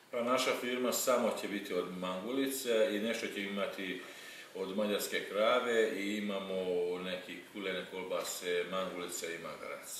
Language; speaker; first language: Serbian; non-native, local second language; Hungarian